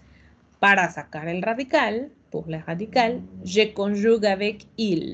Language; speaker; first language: French; non-native, fluent; Spanish